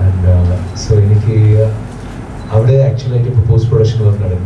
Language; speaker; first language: Tamil; non-native, learner; Malayalam